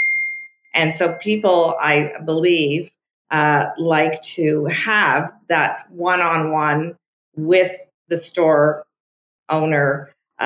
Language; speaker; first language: English; non-native, fluent; French